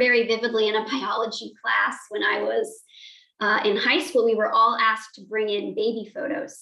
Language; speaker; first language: English; native; English